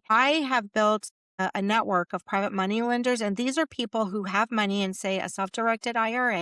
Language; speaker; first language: English; native; English